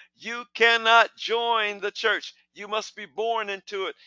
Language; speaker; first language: English; native; English